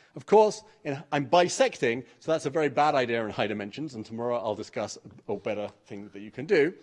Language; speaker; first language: English; native; English